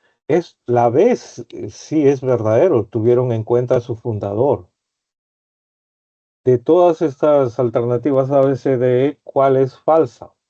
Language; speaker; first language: Spanish; native; Spanish